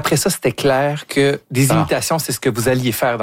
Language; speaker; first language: French; native; French